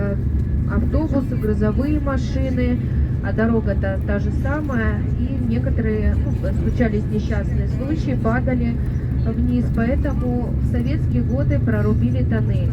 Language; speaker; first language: Russian; native; Russian